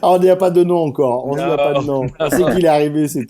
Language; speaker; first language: French; native; French